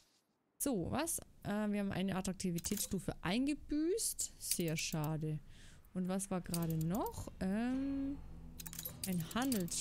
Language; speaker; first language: German; native; German